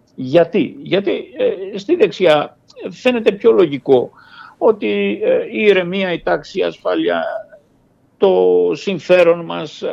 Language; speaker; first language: Greek; early bilingual, heritage; Greek